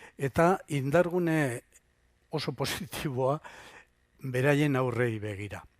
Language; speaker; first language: Basque; non-native, local second language; Spanish